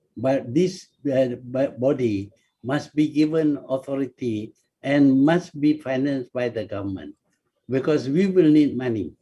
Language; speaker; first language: English; non-native, local second language; Malay